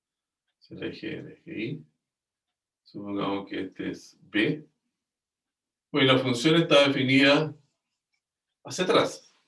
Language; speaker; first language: Spanish; native; Spanish